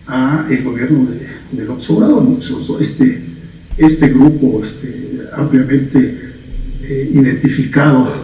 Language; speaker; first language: Spanish; native; Spanish